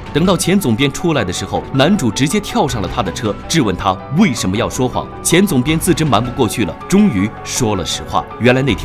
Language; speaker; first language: Chinese; native; Chinese